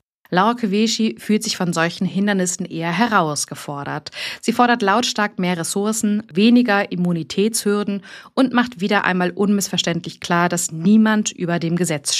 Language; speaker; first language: German; native; German